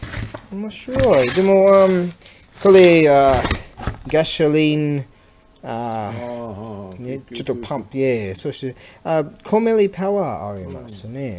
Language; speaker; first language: Japanese; non-native, learner; English